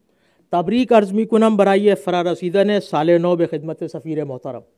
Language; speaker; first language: Persian; non-native, fluent; Urdu